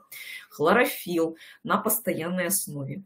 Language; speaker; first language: Russian; native; Russian